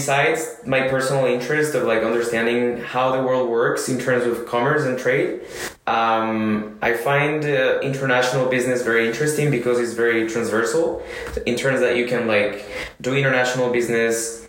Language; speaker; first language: English; non-native, fluent; Spanish